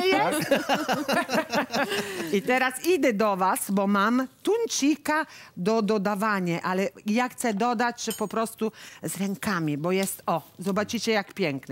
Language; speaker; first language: Polish; non-native, learner; Italian